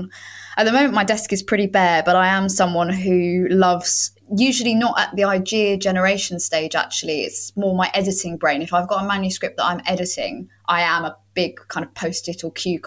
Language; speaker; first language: English; native; English